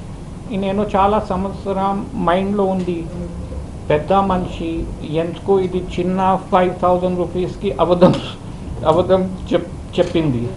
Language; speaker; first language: Telugu; early bilingual, heritage; Telugu